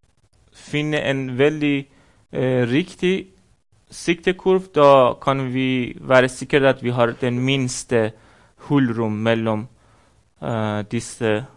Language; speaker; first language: Norwegian; non-native, fluent; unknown